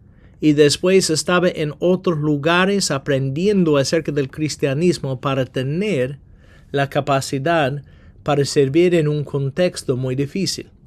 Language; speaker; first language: Spanish; non-native, fluent; English